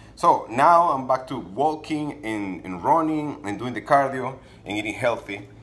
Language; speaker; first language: English; non-native, fluent; Spanish